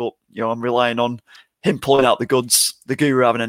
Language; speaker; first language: English; native; English